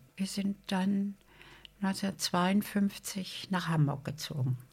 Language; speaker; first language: German; native; German